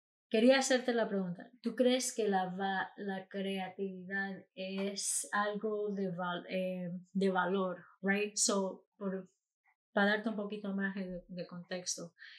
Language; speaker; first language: Spanish; early bilingual, heritage; Spanish